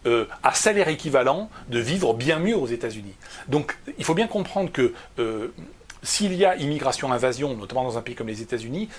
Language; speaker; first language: French; native; French